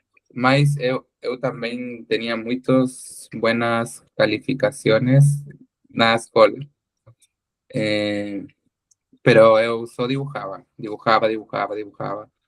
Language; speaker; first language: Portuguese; non-native, learner; Spanish